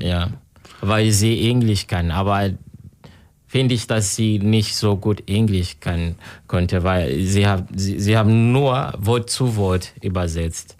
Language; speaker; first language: German; non-native, learner; Kinyarwanda